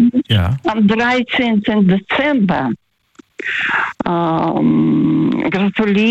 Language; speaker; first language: German; early bilingual, heritage; German